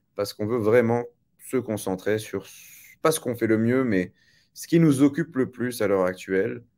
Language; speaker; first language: French; native; French